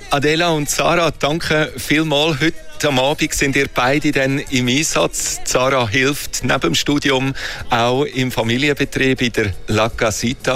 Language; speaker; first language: German; native; German